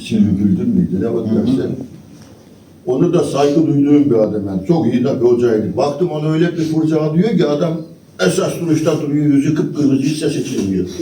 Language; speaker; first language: Turkish; native; Turkish